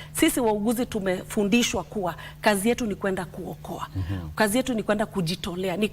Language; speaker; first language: Swahili; native; Swahili